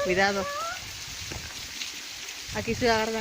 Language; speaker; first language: Spanish; native; Spanish